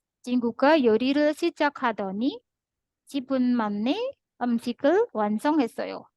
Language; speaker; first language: Korean; non-native, learner; Indonesian